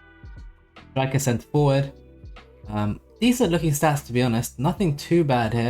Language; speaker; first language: English; native; English